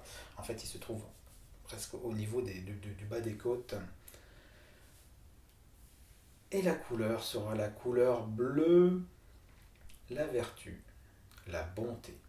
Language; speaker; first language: French; native; French